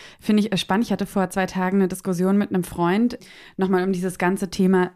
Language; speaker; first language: German; native; German